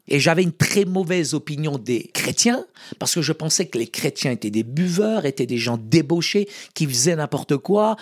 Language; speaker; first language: French; early bilingual, other home language; Arabic